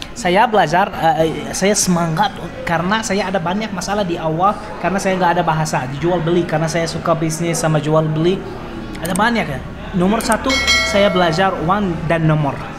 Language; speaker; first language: Indonesian; non-native, learner; Arabic